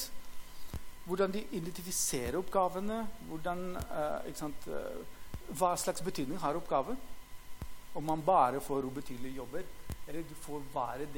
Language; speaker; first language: Norwegian; non-native, fluent; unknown